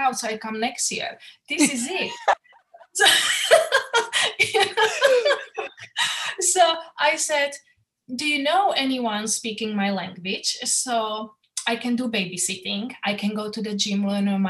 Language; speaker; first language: English; non-native, fluent; Slovak